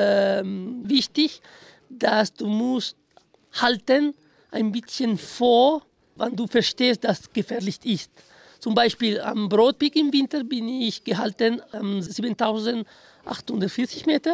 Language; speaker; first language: German; non-native, fluent; Italian